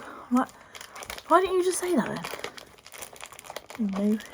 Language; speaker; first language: English; native; English